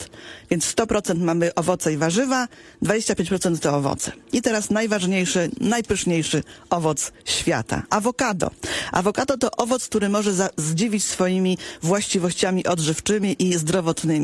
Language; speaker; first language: Polish; native; Polish